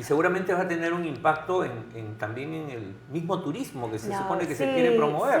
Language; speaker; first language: Spanish; native; Spanish